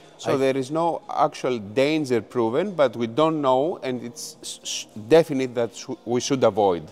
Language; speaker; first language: English; non-native, fluent; Greek